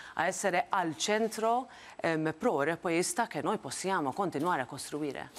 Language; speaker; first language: Italian; non-native, fluent; Maltese